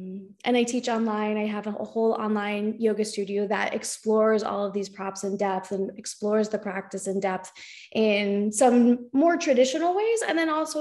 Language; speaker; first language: English; native; English